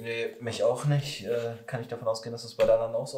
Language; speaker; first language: German; native; German